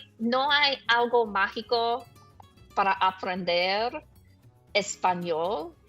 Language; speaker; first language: Spanish; non-native, learner; English